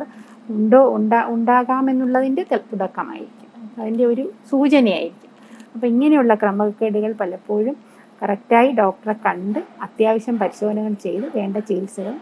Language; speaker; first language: Malayalam; native; Malayalam